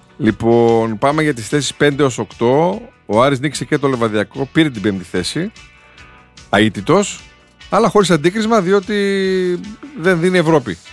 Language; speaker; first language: Greek; native; Greek